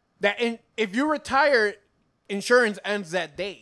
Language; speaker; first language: English; early bilingual, other home language; Spanish